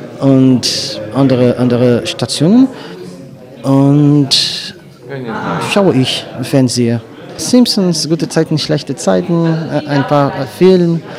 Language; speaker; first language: German; non-native, learner; Portuguese